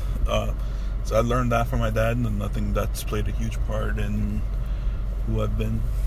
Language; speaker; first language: English; early bilingual, other home language; Urdu